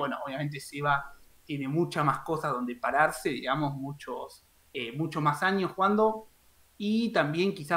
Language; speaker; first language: Spanish; native; Spanish